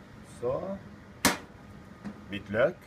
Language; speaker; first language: Swedish; non-native, learner; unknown